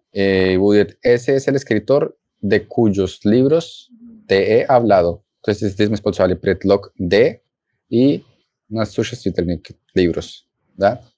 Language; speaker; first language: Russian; non-native, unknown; Spanish